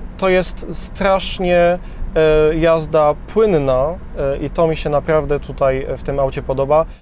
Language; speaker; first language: Polish; early bilingual, heritage; Polish